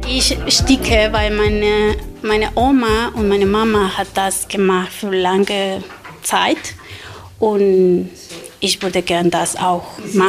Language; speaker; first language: German; non-native, learner; Spanish